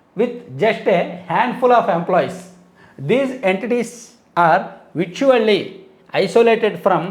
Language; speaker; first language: English; non-native, local second language; Telugu